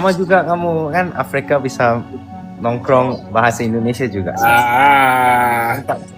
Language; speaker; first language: Indonesian; non-native, learner; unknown